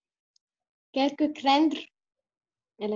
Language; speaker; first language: French; non-native, learner; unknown